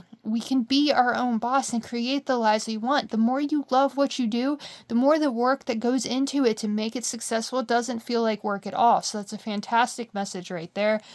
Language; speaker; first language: English; native; English